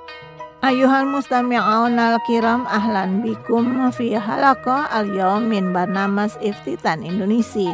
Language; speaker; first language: Arabic; non-native, fluent; Indonesian